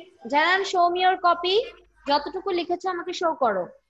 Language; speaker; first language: English; non-native, local second language; Bangla